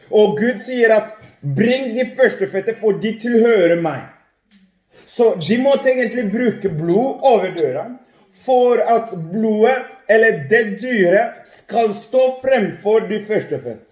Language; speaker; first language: Norwegian; non-native, fluent; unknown